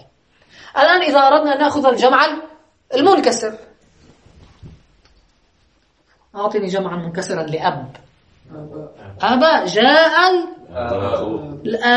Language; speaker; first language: Arabic; native; Arabic